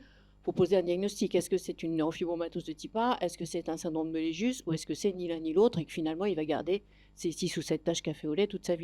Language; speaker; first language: French; native; French